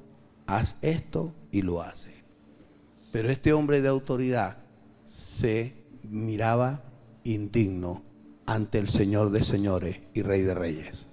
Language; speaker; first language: Spanish; native; Spanish